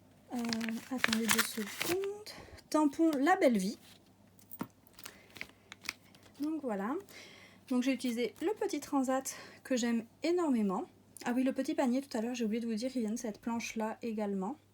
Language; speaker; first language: French; native; French